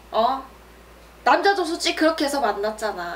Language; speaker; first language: Korean; native; Korean